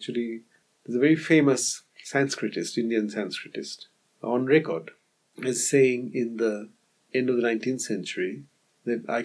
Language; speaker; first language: English; non-native, local second language; Bangla